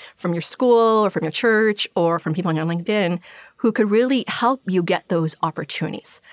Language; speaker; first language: English; non-native, local second language; Cantonese